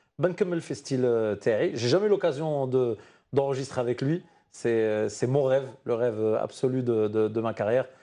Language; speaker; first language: French; non-native, local second language; Arabic